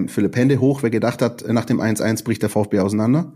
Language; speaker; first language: German; native; German